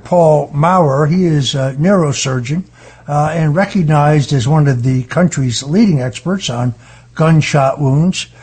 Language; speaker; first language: English; native; English